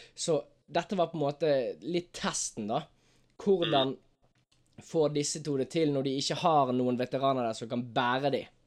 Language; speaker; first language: Norwegian; native; Norwegian